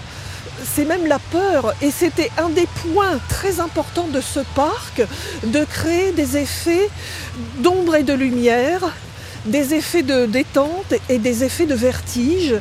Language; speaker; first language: French; native; French